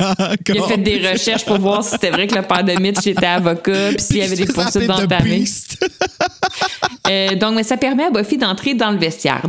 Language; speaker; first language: French; native; French